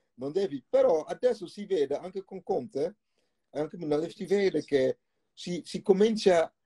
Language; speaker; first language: Italian; non-native, fluent; Dutch